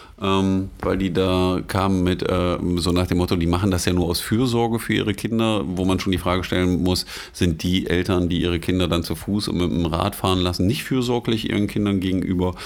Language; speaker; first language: German; native; German